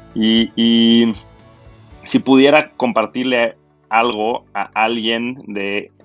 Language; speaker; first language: Spanish; native; Spanish